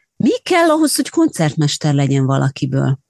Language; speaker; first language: Hungarian; native; Hungarian